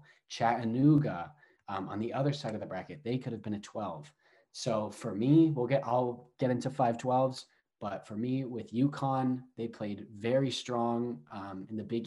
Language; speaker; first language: English; native; English